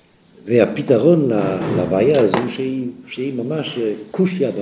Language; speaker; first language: Hebrew; non-native, fluent; French